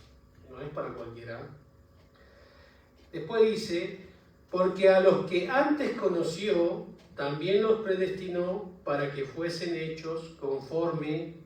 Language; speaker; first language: Spanish; native; Spanish